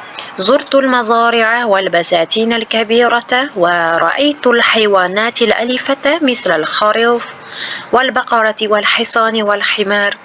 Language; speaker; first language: Arabic; non-native, fluent; Uzbek